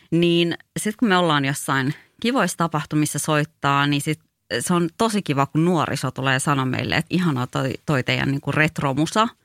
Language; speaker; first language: Finnish; early bilingual, other home language; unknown